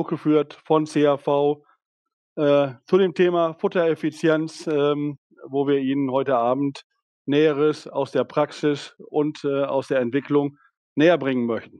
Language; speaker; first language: German; native; German